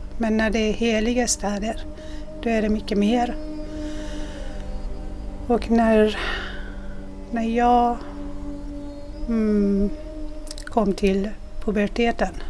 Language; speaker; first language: Swedish; non-native, fluent; Persian